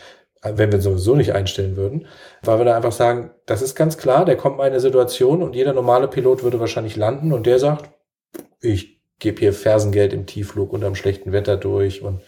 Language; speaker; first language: German; native; German